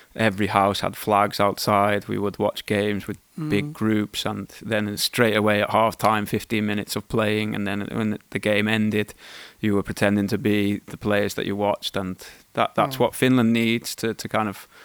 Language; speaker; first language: English; native; English